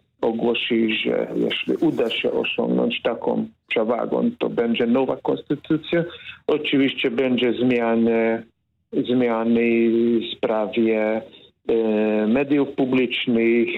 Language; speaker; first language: Polish; non-native, fluent; Hungarian